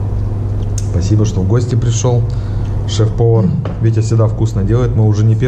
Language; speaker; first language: Russian; native; Russian